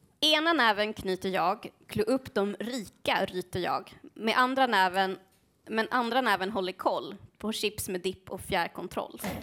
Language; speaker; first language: Swedish; early bilingual, other home language; Spanish